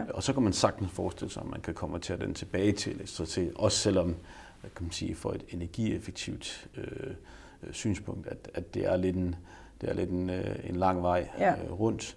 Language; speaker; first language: Danish; native; Danish